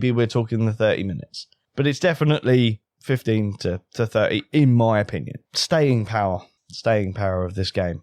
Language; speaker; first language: English; native; English